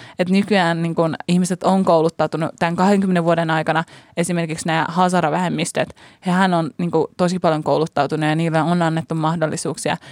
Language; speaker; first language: Finnish; early bilingual, other home language; Persian